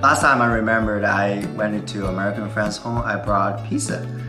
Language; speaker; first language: English; non-native, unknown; Chinese